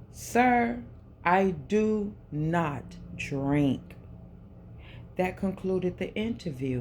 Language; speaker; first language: English; native; English